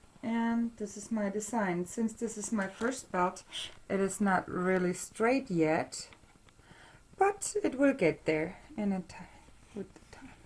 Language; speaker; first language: English; non-native, fluent; German